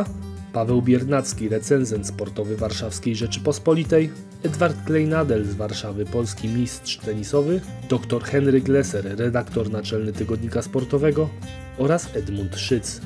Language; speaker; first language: Polish; native; Polish